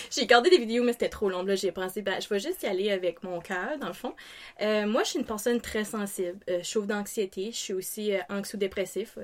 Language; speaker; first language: French; native; French